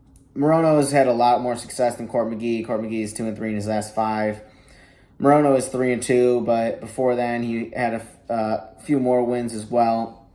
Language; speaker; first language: English; native; English